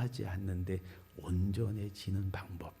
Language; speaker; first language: Korean; native; Korean